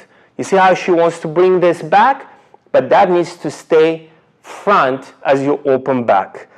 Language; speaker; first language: English; non-native, fluent; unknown